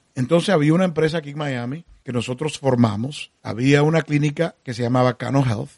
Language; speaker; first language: Spanish; early bilingual, heritage; Spanish